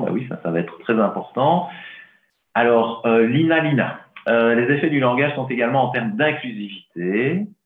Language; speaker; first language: French; native; French